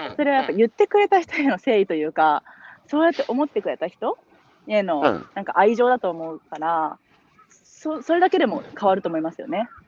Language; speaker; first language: Japanese; native; Japanese